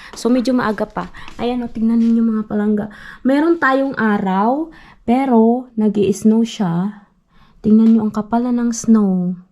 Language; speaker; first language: Filipino; non-native, local second language; Cebuano